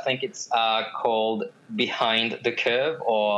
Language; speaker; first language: English; non-native, fluent; French